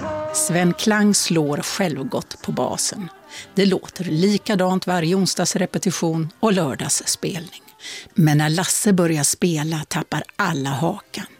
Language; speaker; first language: Swedish; native; Swedish